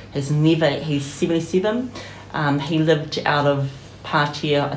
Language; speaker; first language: English; native; English